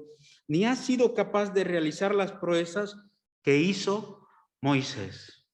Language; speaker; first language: Spanish; native; Spanish